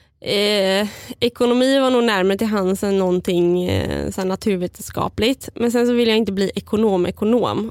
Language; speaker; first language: Swedish; early bilingual, other home language; Bulgarian